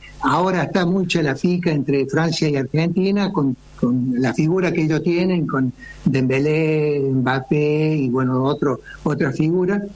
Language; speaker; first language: Spanish; native; Spanish